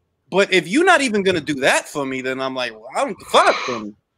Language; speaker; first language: English; native; English